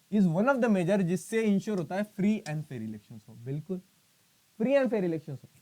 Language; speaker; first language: Hindi; non-native, local second language; Marathi